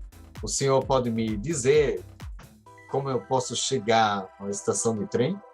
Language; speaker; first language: Portuguese; non-native, fluent; German